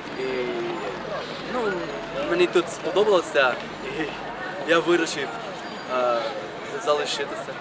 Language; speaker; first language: Ukrainian; non-native, learner; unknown